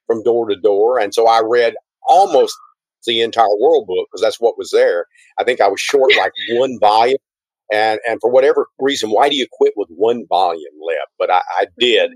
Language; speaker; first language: English; native; English